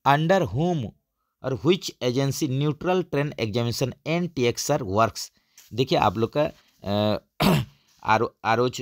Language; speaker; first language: Hindi; native; Hindi